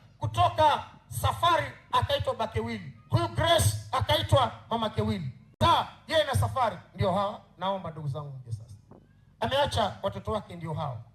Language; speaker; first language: Swahili; non-native, local second language; Luyia